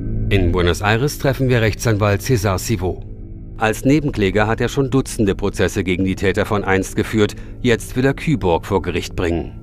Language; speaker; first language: German; native; German